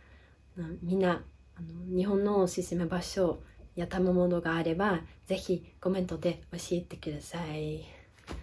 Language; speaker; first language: Japanese; non-native, fluent; Dutch